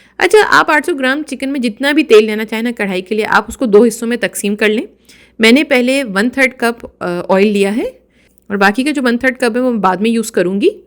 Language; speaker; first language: Urdu; native; Urdu